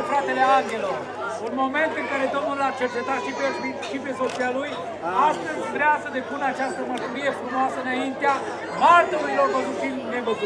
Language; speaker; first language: Romanian; native; Romanian